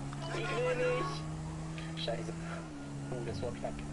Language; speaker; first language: German; native; German